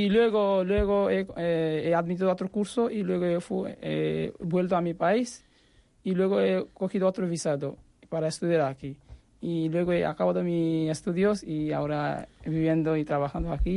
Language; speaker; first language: Spanish; non-native, learner; Bangla